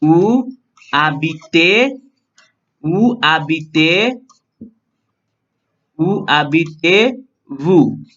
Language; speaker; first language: French; non-native, learner; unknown